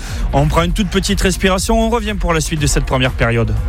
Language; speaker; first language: French; native; French